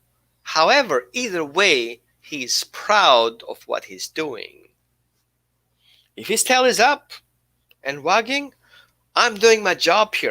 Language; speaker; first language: English; non-native, fluent; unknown